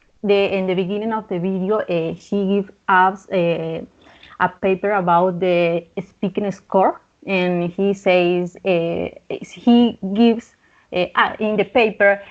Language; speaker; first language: English; non-native, learner; Spanish